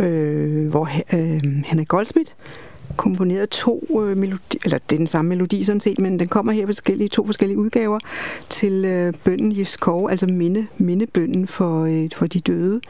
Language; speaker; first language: Danish; native; Danish